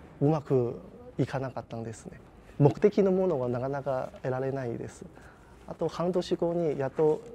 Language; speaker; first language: Japanese; non-native, fluent; Chinese